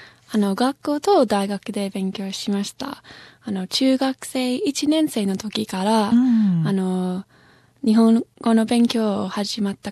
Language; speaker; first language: Japanese; non-native, fluent; English